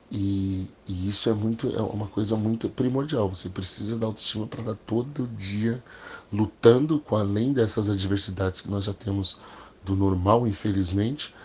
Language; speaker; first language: Portuguese; early bilingual, other home language; English